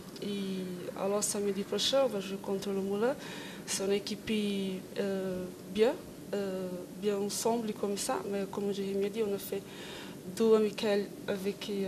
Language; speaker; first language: French; non-native, learner; Portuguese